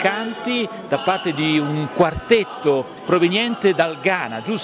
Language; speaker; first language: Italian; native; Italian